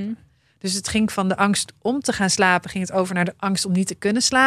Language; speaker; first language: Dutch; native; Dutch